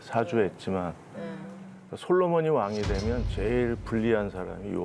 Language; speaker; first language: Korean; native; Korean